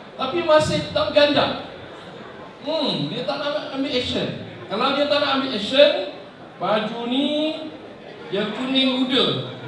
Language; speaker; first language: Malay; non-native, local second language; Chinese